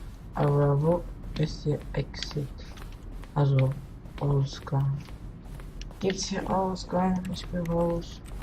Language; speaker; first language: German; non-native, local second language; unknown